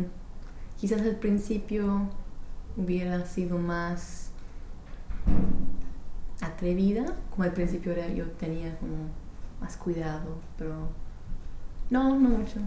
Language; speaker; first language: Spanish; non-native, fluent; English